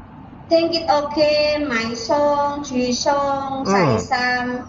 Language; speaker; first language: Cantonese; non-native, learner; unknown